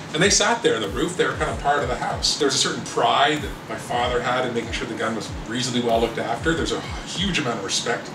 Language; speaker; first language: English; native; English